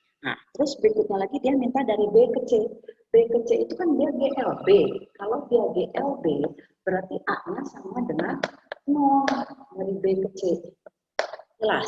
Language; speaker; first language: Indonesian; native; Indonesian